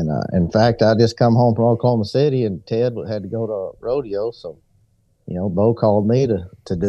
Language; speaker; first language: English; native; English